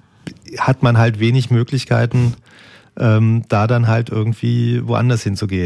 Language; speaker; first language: German; native; German